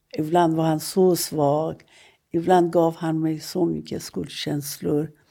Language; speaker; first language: Swedish; non-native, fluent; Persian